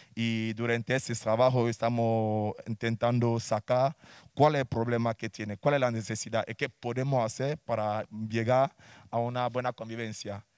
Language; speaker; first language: Spanish; non-native, fluent; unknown